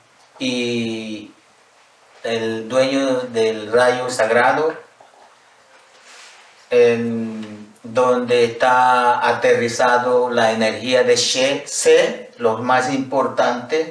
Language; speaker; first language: Spanish; non-native, local second language; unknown